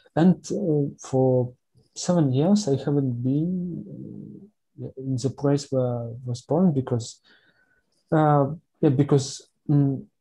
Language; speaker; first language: English; non-native, learner; Ukrainian